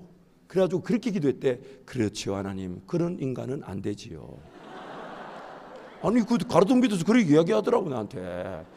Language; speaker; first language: Korean; native; Korean